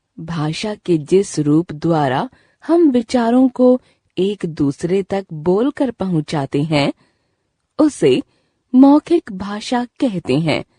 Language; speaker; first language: Hindi; native; Hindi